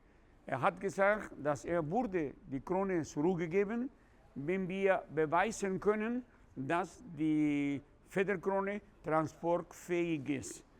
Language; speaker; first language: German; non-native, fluent; Spanish